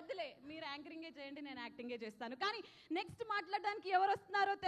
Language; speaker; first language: Telugu; native; Telugu